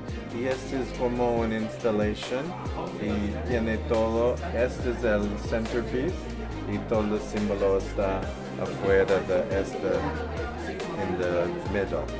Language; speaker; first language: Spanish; non-native, learner; English